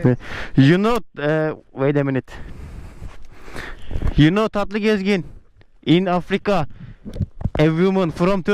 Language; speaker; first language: English; non-native, learner; Turkish